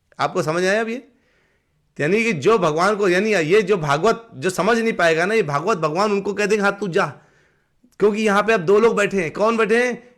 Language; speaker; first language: Hindi; native; Hindi